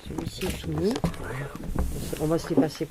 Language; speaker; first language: French; native; French